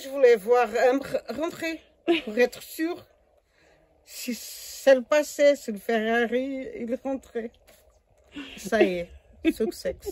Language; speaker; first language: French; non-native, learner; Portuguese